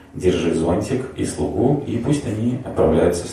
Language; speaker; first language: Russian; native; Russian